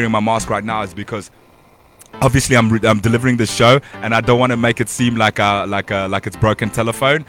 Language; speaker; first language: English; non-native, local second language; Bemba